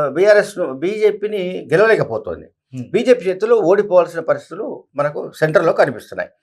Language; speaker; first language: Telugu; native; Telugu